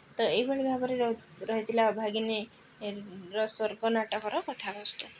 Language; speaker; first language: Odia; native; Odia